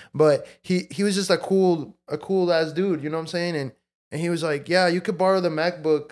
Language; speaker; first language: English; early bilingual, other home language; Spanish